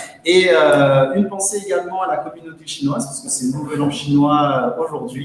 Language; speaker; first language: French; native; French